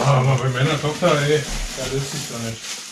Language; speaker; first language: German; native; German